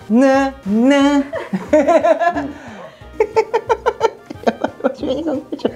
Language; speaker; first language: Chinese; non-native, learner; Japanese